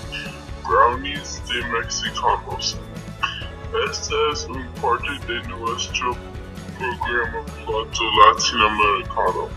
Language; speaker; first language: Spanish; non-native, learner; English